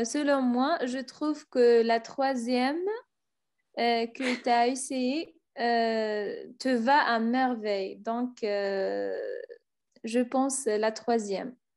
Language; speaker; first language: French; non-native, learner; Arabic